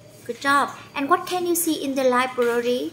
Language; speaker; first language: English; non-native, fluent; Vietnamese